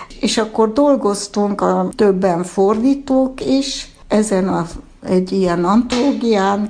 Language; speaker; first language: Hungarian; early bilingual, heritage; Hungarian